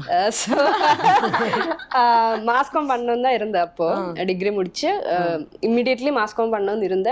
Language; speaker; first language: Tamil; non-native, local second language; Malayalam